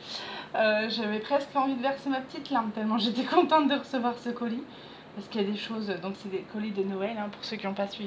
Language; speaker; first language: French; native; French